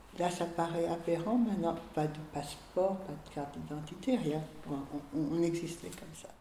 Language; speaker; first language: French; early bilingual, other home language; Hungarian